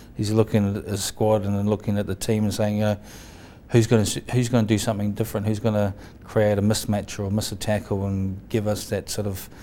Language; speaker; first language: English; native; English